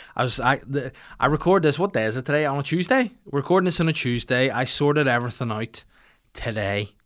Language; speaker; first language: English; native; English